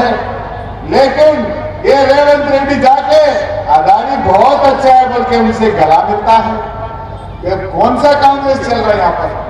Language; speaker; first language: Hindi; non-native, local second language; Telugu